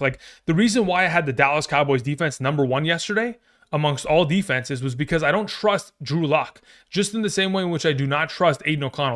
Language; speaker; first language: English; native; English